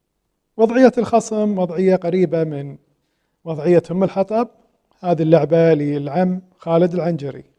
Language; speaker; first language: Arabic; native; Arabic